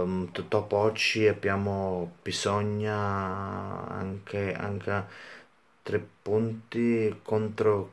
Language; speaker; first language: Italian; non-native, learner; German